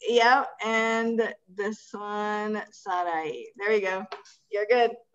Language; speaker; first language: English; non-native, fluent; Spanish